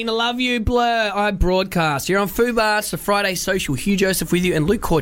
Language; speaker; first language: English; native; English